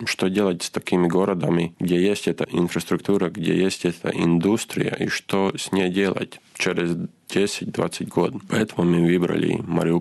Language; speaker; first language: Russian; non-native, fluent; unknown